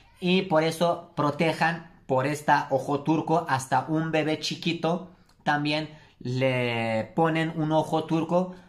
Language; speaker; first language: Spanish; non-native, learner; Turkish